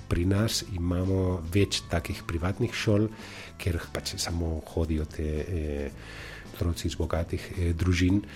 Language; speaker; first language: Slovenian; non-native, fluent; Spanish